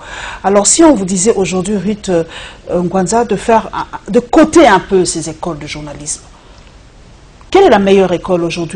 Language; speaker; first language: French; non-native, local second language; Lingala